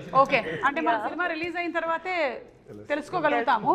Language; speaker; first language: Telugu; native; Telugu